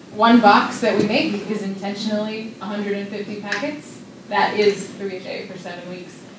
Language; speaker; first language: English; native; English